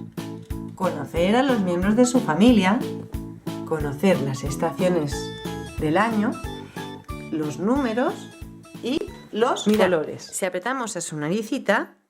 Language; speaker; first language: Spanish; native; Spanish